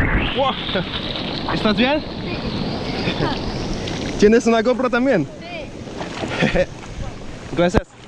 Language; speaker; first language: Spanish; non-native, learner; French